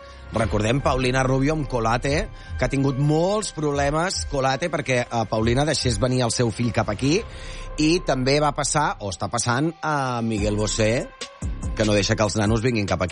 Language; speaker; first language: Catalan; native; Catalan